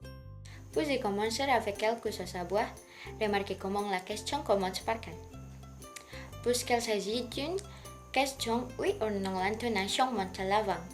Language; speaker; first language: French; non-native, learner; Indonesian